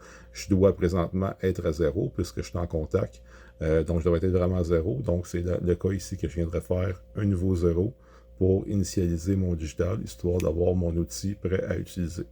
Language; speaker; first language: French; native; French